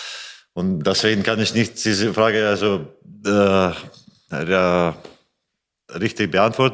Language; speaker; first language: German; non-native, fluent; Latvian